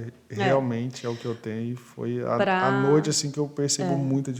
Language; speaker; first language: Portuguese; native; Portuguese